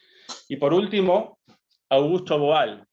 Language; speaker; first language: Spanish; native; Spanish